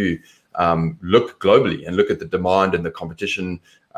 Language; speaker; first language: English; native; English